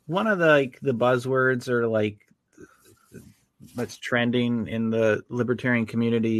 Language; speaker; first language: English; native; English